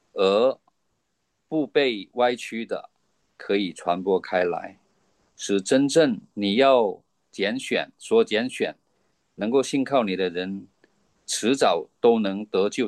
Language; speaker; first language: Chinese; native; Chinese